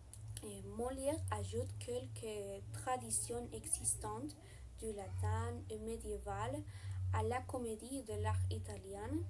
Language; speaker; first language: French; non-native, learner; Spanish